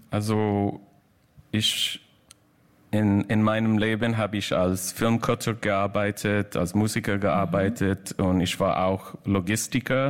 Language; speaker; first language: German; non-native, learner; English